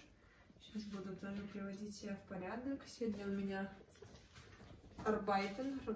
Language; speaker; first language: Russian; native; Russian